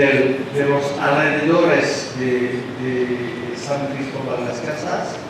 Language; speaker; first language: Spanish; non-native, learner; French